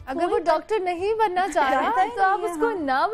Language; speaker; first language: Urdu; native; Urdu